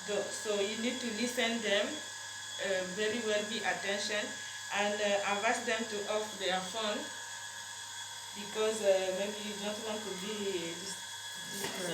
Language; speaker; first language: English; non-native, learner; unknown